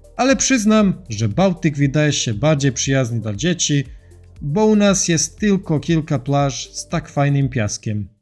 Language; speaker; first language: Polish; non-native, fluent; Serbian